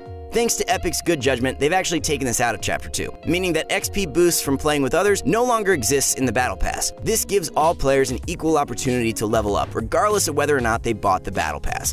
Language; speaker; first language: English; native; English